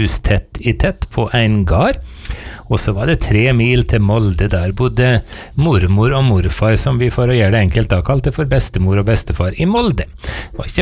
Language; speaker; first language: Norwegian; native; Norwegian